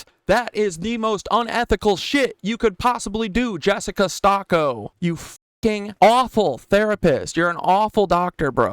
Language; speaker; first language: English; native; English